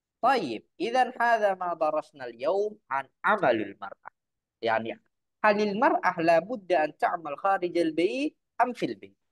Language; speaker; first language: Arabic; non-native, fluent; Indonesian